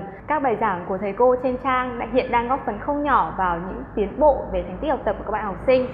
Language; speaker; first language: Vietnamese; native; Vietnamese